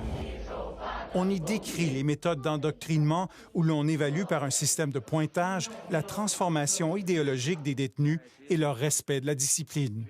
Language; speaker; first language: French; native; French